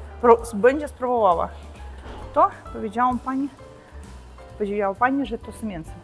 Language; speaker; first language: Polish; non-native, learner; Russian